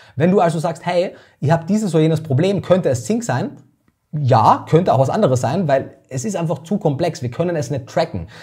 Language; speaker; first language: German; native; German